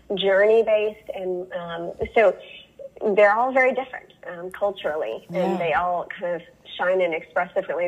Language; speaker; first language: English; native; English